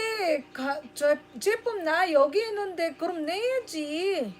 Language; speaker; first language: Korean; non-native, learner; Filipino